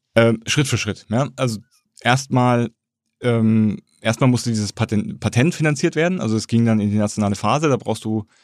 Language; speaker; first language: German; native; German